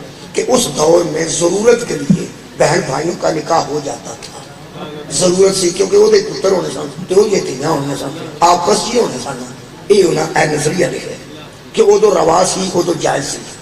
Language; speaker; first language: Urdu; non-native, local second language; Punjabi